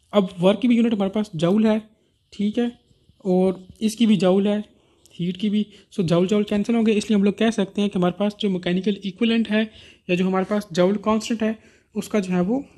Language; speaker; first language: Urdu; non-native, local second language; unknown